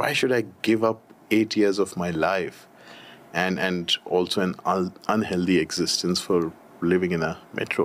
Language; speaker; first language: English; non-native, local second language; Hindi